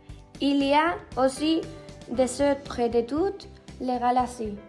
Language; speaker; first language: French; non-native, learner; Spanish